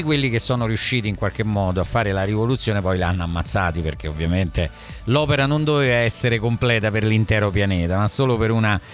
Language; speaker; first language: Italian; native; Italian